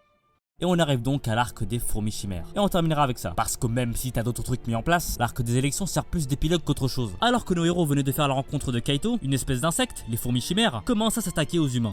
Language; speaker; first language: French; native; French